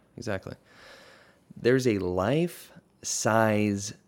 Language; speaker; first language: English; native; English